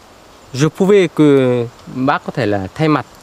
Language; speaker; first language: Vietnamese; non-native, local second language; French